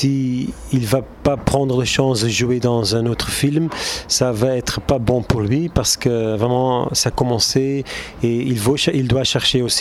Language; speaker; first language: French; non-native, local second language; Turkish